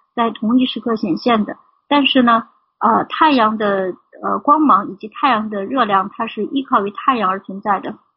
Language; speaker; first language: Chinese; native; Chinese